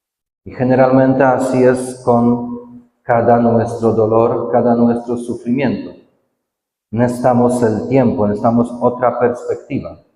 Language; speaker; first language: Spanish; non-native, fluent; Polish